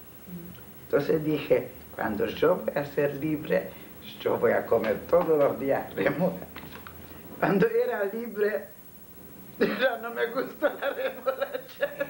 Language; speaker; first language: Spanish; non-native, fluent; Hungarian